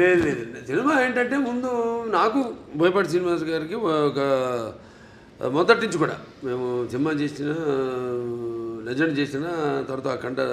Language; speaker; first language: Telugu; native; Telugu